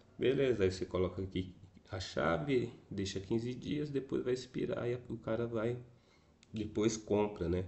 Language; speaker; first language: Portuguese; native; Portuguese